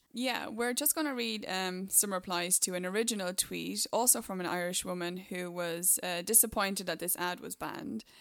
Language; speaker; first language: English; native; English